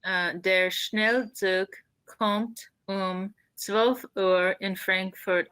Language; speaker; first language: German; non-native, learner; English